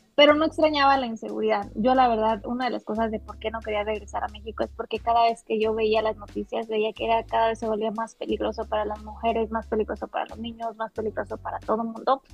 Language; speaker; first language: Spanish; native; Spanish